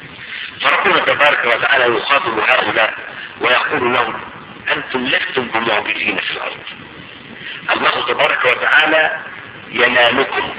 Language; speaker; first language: Arabic; native; Arabic